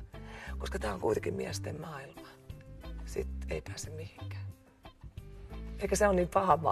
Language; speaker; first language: Finnish; native; Finnish